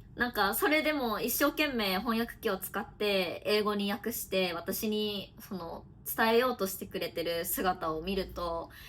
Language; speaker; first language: Japanese; native; Japanese